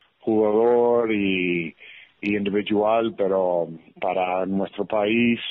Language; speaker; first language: Spanish; early bilingual, heritage; English